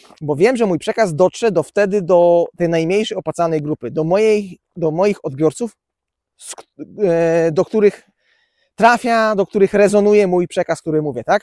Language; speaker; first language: Polish; native; Polish